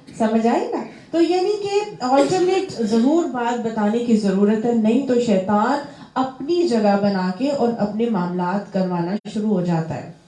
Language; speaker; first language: Urdu; native; Urdu